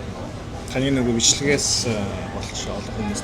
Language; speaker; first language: Mongolian; non-native, fluent; Korean